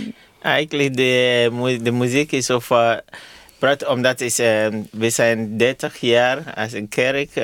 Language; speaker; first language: Dutch; non-native, learner; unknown